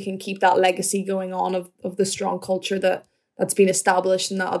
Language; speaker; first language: English; native; English